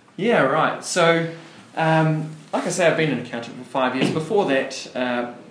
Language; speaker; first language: English; native; English